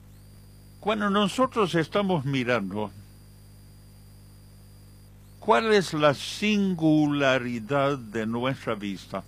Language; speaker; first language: Spanish; non-native, fluent; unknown